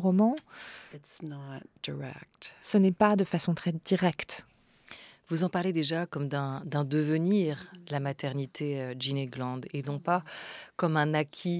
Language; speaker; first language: French; native; French